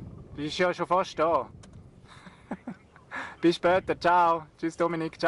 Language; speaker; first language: German; native; German